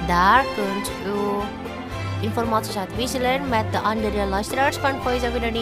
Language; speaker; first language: Dutch; non-native, fluent; Indonesian